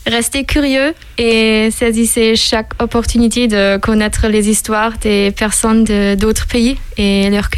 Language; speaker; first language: French; non-native, fluent; German